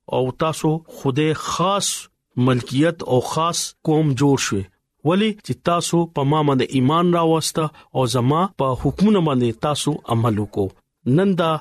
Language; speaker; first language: Pashto; non-native, local second language; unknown